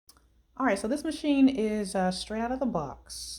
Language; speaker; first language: English; native; English